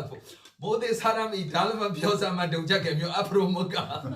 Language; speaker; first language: Korean; non-native, learner; Burmese